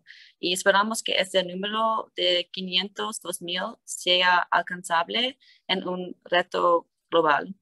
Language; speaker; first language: Spanish; non-native, learner; English